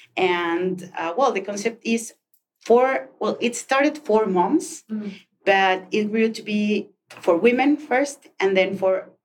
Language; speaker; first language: English; non-native, fluent; Spanish